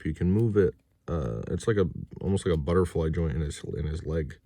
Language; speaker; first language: English; native; English